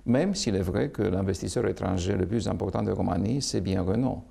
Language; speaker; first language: French; non-native, fluent; Romanian